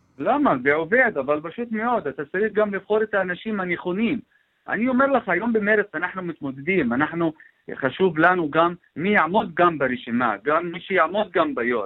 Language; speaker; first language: Hebrew; non-native, local second language; Arabic